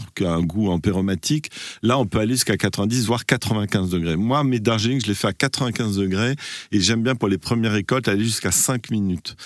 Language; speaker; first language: French; non-native, fluent; English